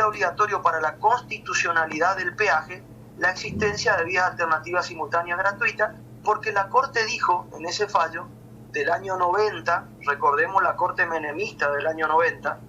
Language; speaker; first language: Spanish; native; Spanish